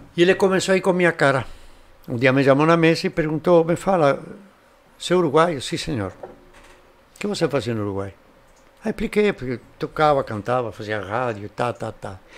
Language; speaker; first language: Portuguese; non-native, fluent; Spanish